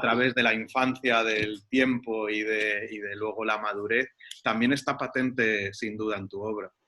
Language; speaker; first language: Spanish; native; Spanish